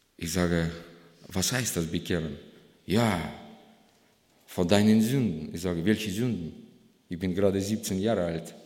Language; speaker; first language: German; non-native, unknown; Russian